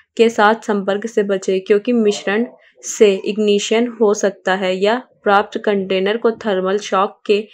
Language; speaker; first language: Hindi; native; Hindi